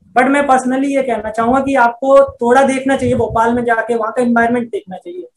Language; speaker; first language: Hindi; native; Hindi